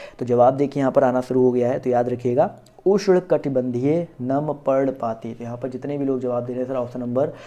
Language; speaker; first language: Hindi; native; Hindi